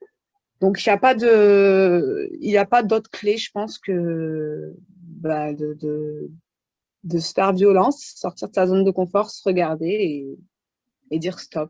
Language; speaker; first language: French; native; French